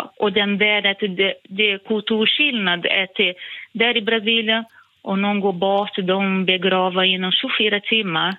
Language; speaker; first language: Swedish; non-native, fluent; Portuguese